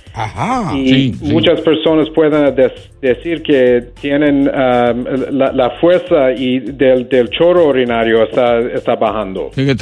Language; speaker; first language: Spanish; non-native, learner; English